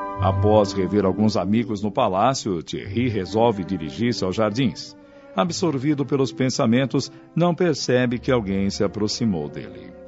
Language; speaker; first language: Portuguese; native; Portuguese